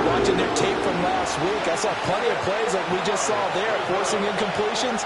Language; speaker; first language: English; native; English